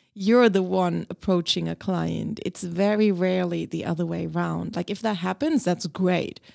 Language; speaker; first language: English; non-native, fluent; German